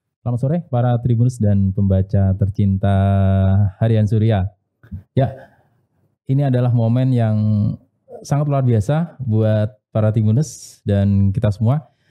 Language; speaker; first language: Indonesian; native; Indonesian